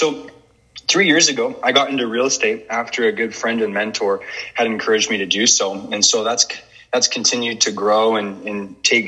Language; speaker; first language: English; native; English